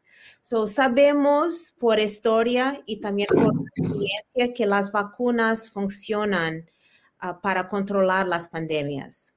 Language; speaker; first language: Spanish; early bilingual, heritage; Spanish